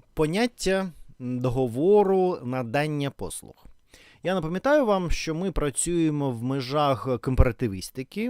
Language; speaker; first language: Ukrainian; non-native, learner; Russian